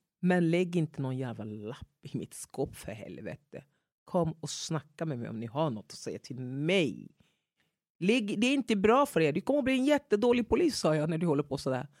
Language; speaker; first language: Swedish; non-native, fluent; French